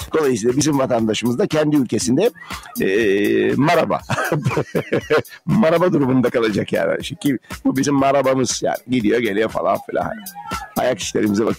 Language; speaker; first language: Turkish; native; Turkish